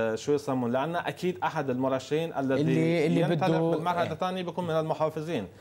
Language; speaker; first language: Arabic; non-native, fluent; Persian